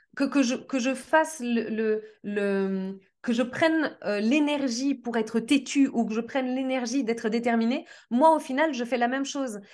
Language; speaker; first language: French; early bilingual, other home language; Portuguese